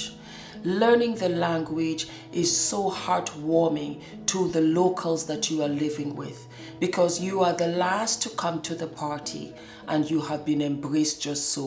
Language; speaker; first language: English; native; English